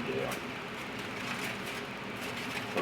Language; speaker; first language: English; native; English